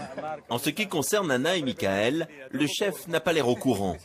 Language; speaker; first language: French; native; French